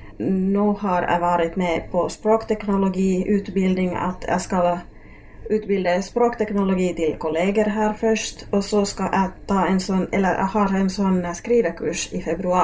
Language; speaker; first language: Swedish; non-native, local second language; Finnish